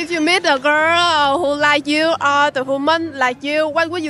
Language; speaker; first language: English; non-native, learner; Vietnamese